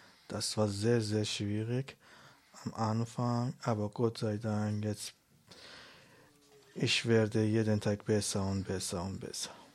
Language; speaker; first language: German; non-native, learner; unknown